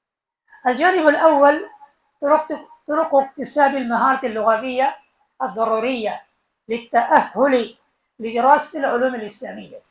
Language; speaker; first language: Arabic; non-native, fluent; Bangla